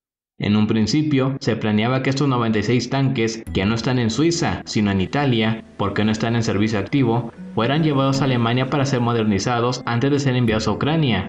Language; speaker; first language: Spanish; native; Spanish